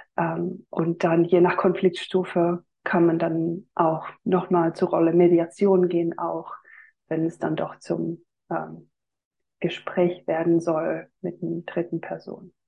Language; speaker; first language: German; non-native, fluent; Finnish